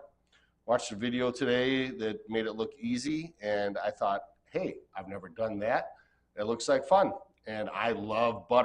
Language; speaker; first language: English; native; English